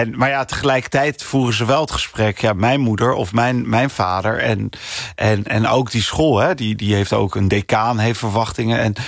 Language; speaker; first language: Dutch; early bilingual, other home language; Punjabi